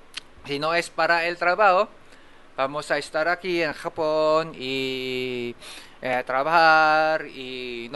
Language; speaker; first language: Spanish; non-native, fluent; Japanese